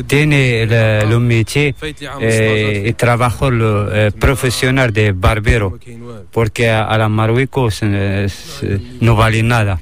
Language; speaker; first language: Spanish; non-native, learner; Arabic